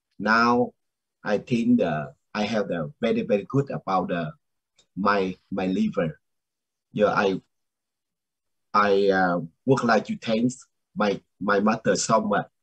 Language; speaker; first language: English; non-native, learner; Vietnamese